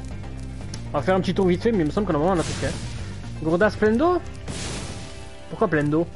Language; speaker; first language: French; native; French